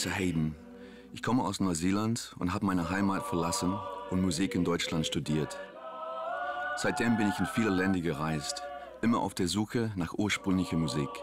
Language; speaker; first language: German; non-native, fluent; English